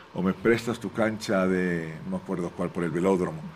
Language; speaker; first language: Spanish; native; Spanish